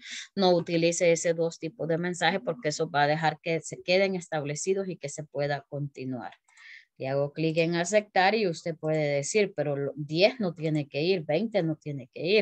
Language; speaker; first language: Spanish; native; Spanish